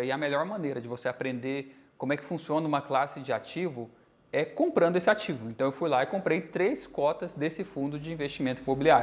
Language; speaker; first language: Portuguese; native; Portuguese